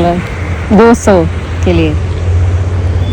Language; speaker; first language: Hindi; non-native, learner; English